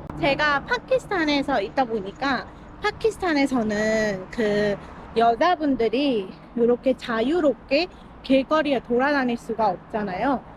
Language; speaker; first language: Korean; non-native, fluent; Urdu